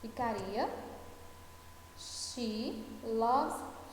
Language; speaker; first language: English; non-native, fluent; Portuguese